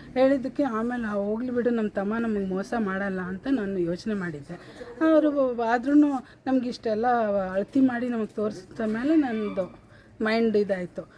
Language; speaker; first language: Kannada; non-native, local second language; Urdu